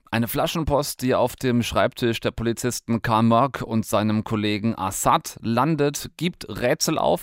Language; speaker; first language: German; native; German